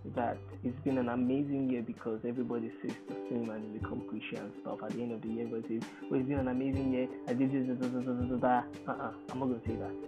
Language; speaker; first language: English; non-native, local second language; Yoruba